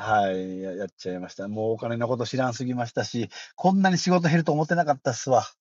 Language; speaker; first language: Japanese; native; Japanese